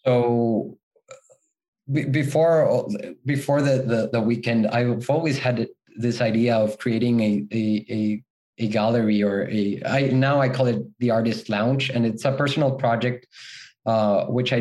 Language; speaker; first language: English; non-native, fluent; Spanish